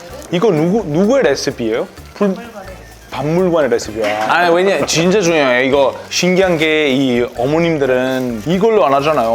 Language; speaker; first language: Korean; non-native, fluent; Italian